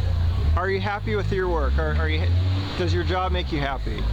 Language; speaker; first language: English; native; English